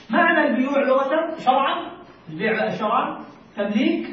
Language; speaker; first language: Arabic; native; Arabic